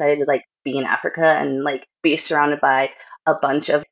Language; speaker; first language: English; native; English